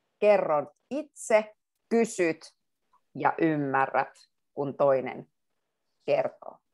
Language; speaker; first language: Finnish; native; Finnish